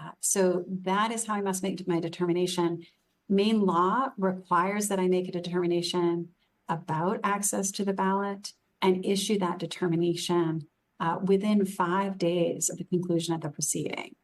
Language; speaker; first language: English; native; English